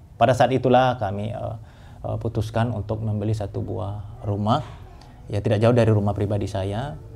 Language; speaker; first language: Indonesian; non-native, local second language; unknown